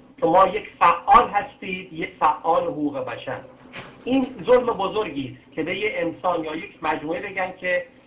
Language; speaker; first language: Persian; non-native, local second language; Arabic